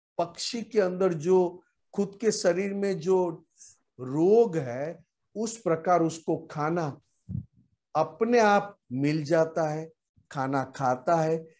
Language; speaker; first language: Hindi; non-native, local second language; Gujarati